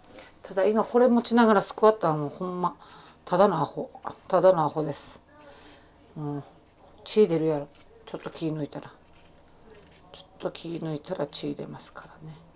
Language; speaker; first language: Japanese; native; Japanese